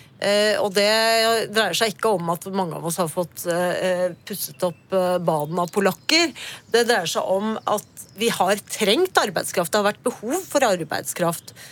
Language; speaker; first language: Norwegian; early bilingual, other home language; Spanish